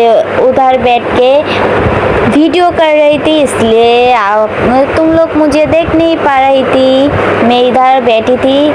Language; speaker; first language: Hindi; non-native, learner; Bangla